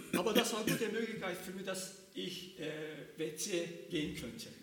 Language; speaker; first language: German; non-native, learner; Turkish